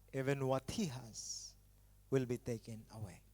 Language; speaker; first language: English; non-native, local second language; Filipino